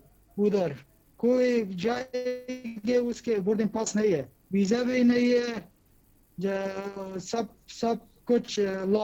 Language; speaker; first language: Hindi; non-native, learner; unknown